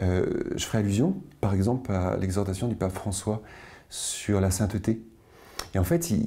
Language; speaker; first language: French; native; French